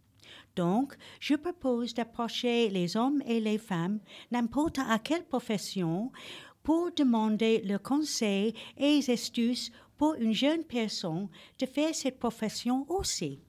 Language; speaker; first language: French; non-native, fluent; English